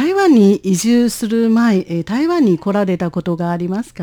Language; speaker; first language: Japanese; non-native, fluent; Chinese